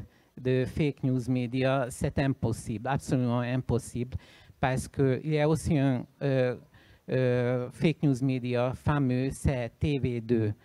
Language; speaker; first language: French; non-native, learner; Hungarian